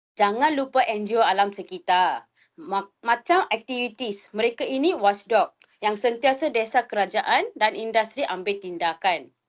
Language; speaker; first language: Malay; non-native, local second language; Tamil